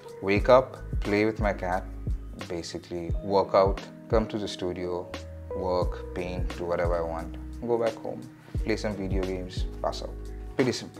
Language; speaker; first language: English; non-native, local second language; Assamese